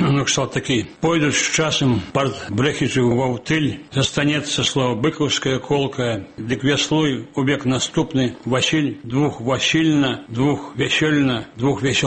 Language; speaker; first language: Belarusian; native; Belarusian